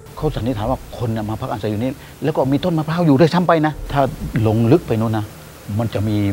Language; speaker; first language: Thai; native; Thai